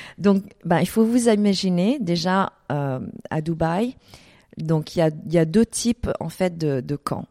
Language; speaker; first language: French; early bilingual, other home language; Vietnamese